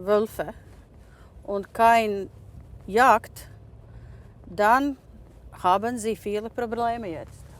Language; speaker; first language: German; non-native, learner; Latvian